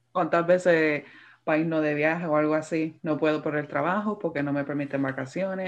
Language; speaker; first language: Spanish; early bilingual, heritage; Spanish